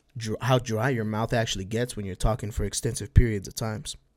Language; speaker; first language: English; early bilingual, other home language; Spanish